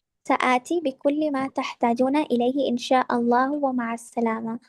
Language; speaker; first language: Arabic; non-native, learner; Urdu